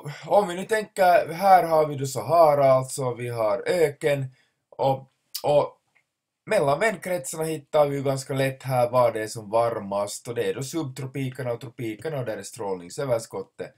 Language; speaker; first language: Swedish; native; Swedish